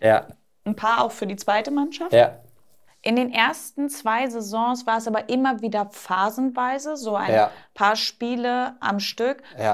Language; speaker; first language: German; native; German